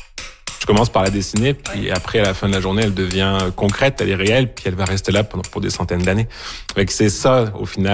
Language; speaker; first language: French; native; French